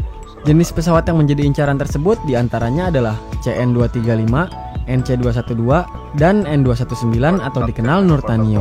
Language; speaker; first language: Indonesian; native; Indonesian